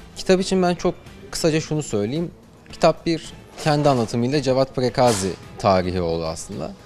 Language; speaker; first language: Turkish; native; Turkish